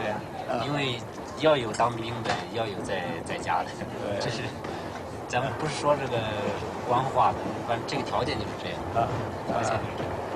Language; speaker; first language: Chinese; native; Chinese